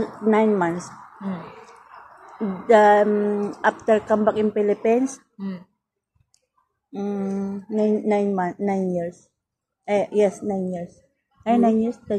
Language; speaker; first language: English; non-native, learner; Filipino